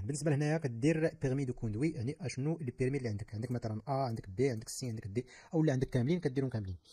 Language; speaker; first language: Arabic; native; Arabic